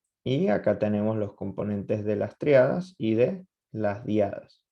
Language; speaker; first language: Spanish; native; Spanish